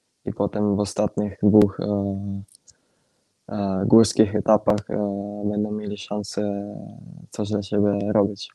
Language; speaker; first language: Polish; non-native, fluent; Italian